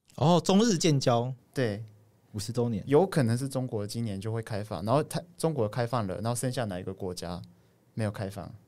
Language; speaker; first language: Chinese; non-native, fluent; Japanese